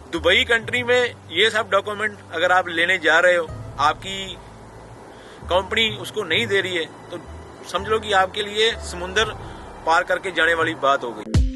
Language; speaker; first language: Hindi; non-native, local second language; Punjabi